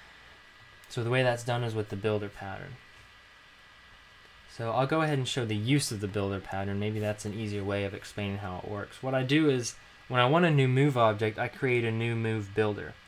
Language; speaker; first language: English; native; English